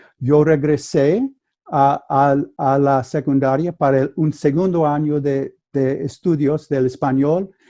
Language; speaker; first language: Spanish; non-native, fluent; English